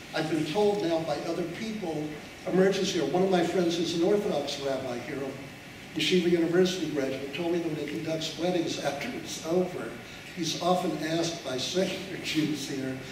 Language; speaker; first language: English; native; English